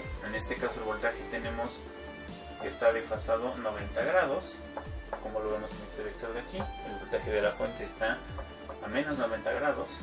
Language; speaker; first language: Spanish; native; Spanish